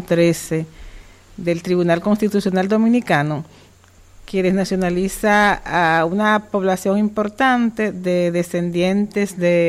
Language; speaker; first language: Spanish; native; Spanish